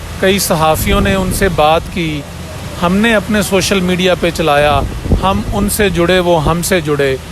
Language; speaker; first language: Urdu; non-native, local second language; Punjabi